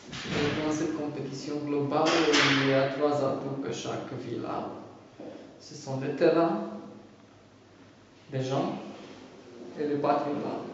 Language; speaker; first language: French; non-native, fluent; Romanian